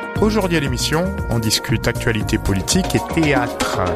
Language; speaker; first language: French; native; French